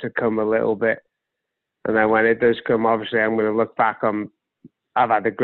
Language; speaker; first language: English; native; English